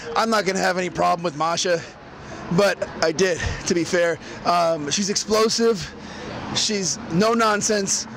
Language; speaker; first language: English; native; English